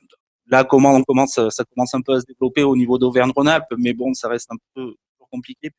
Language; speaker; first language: French; native; French